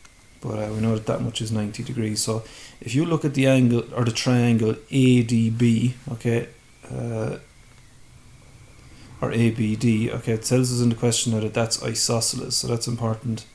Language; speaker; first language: English; native; English